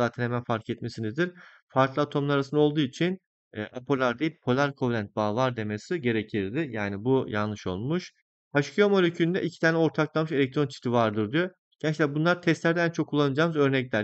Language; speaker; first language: Turkish; native; Turkish